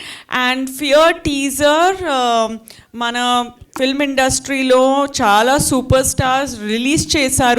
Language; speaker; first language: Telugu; non-native, fluent; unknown